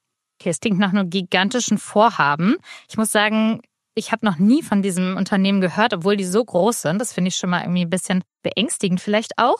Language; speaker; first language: German; native; German